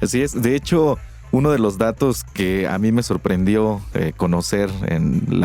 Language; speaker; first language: Spanish; native; Spanish